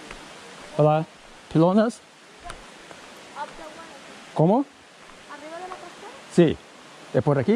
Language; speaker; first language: Spanish; non-native, learner; English